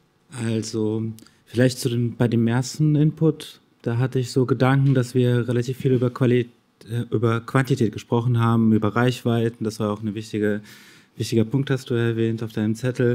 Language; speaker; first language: German; native; German